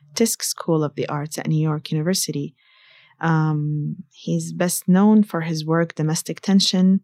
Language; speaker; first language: English; early bilingual, other home language; Arabic